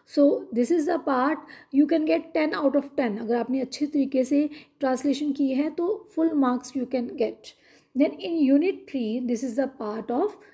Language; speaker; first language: Hindi; non-native, local second language; Punjabi